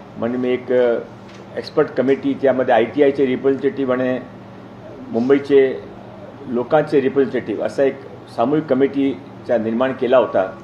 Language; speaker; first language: Marathi; non-native, local second language; Hindi